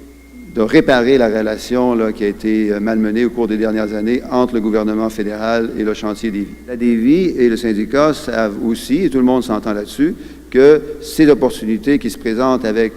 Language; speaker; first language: French; native; French